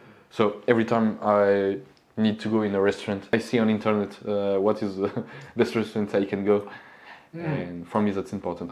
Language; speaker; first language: English; non-native, learner; French